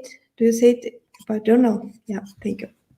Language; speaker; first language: English; non-native, learner; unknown